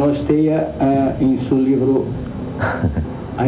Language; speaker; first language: Spanish; non-native, fluent; Portuguese